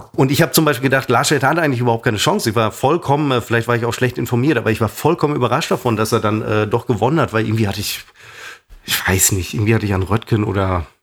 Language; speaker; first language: German; native; German